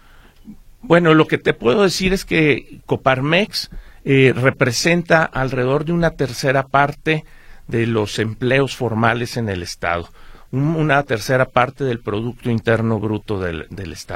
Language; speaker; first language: Spanish; native; Spanish